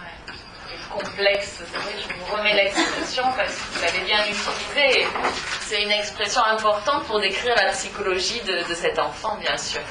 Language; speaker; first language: French; native; French